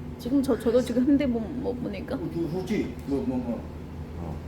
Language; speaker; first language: Korean; non-native, local second language; Chinese